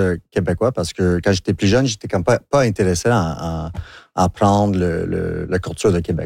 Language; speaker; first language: French; non-native, local second language; English